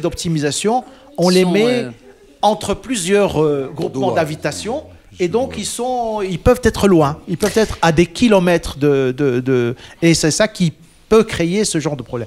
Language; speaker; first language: French; non-native, local second language; Arabic